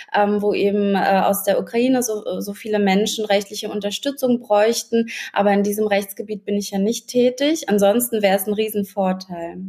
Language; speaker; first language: German; native; German